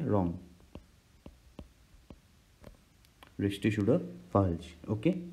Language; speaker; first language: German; non-native, learner; Hindi